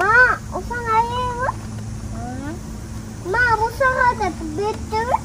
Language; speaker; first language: Kyrgyz; early bilingual, heritage; Kyrgyz